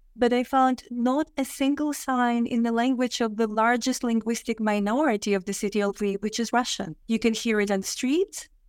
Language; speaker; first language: English; non-native, fluent; Russian